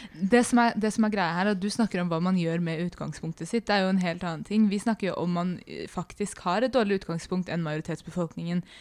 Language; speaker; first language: Norwegian; early bilingual, other home language; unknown